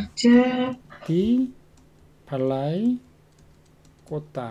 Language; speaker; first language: Indonesian; non-native, fluent; Korean